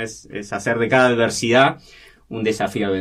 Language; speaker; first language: Spanish; native; Spanish